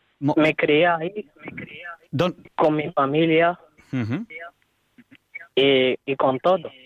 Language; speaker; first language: Spanish; non-native, learner; Arabic